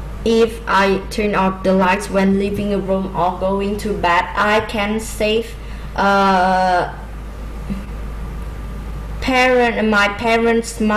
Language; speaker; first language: English; non-native, learner; Vietnamese